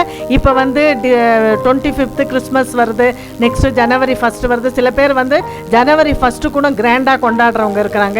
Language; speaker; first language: Tamil; native; Tamil